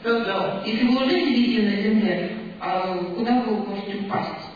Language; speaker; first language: Russian; native; Russian